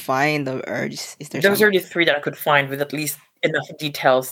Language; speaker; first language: English; non-native, local second language; Cebuano